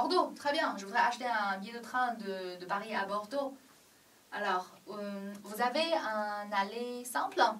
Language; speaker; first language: French; non-native, learner; Chinese